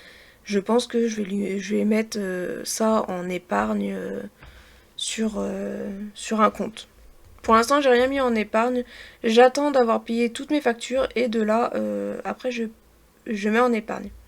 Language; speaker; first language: French; native; French